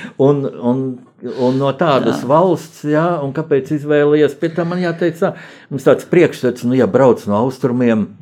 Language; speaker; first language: Latvian; native; Latvian